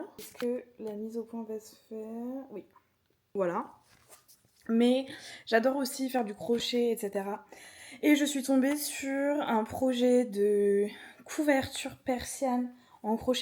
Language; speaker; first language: French; native; French